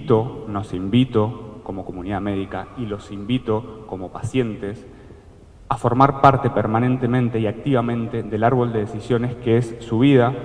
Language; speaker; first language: Spanish; native; Spanish